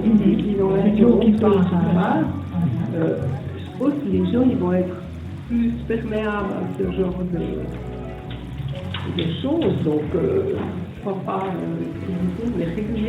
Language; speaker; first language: French; native; French